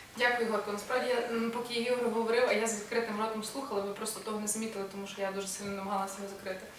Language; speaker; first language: Ukrainian; native; Ukrainian